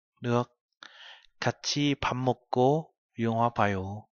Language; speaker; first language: Korean; non-native, learner; Vietnamese